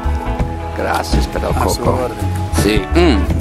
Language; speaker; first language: Spanish; non-native, learner; English